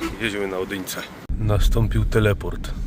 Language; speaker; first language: Polish; native; Polish